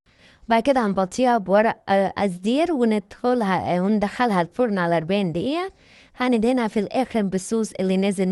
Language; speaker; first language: Arabic; native; Arabic